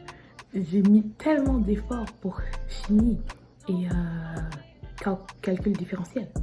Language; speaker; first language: French; native; French